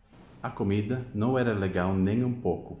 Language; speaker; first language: Portuguese; non-native, fluent; English